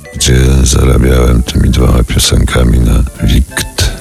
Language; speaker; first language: Polish; native; Polish